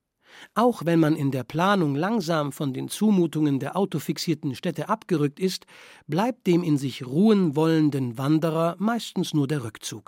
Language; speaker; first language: German; native; German